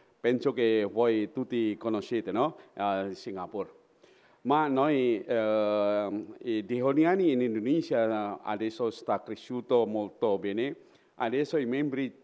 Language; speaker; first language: Italian; non-native, fluent; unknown